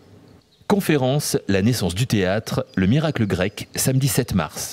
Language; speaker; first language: French; native; French